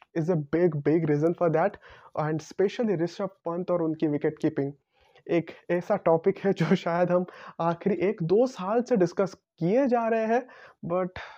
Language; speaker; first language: Hindi; non-native, local second language; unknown